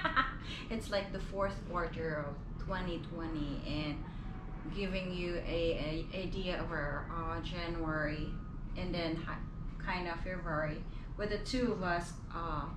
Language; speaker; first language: English; non-native, local second language; Cebuano